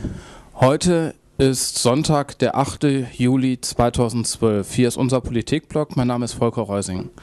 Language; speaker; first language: German; native; German